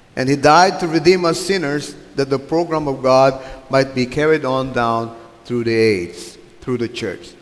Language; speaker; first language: English; non-native, local second language; Filipino